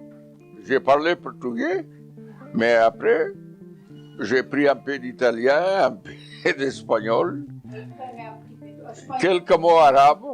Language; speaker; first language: French; non-native, learner; Portuguese